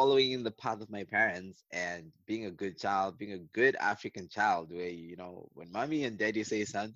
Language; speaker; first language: English; non-native, local second language; Shona